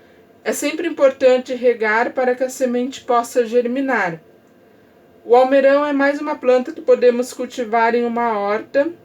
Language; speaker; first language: Portuguese; native; Portuguese